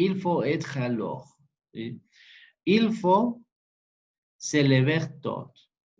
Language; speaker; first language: French; non-native, fluent; Spanish